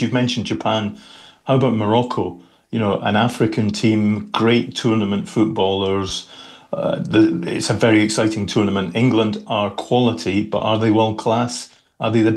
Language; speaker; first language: English; native; English